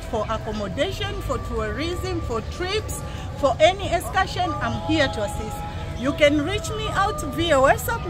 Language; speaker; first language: English; non-native, local second language; Swahili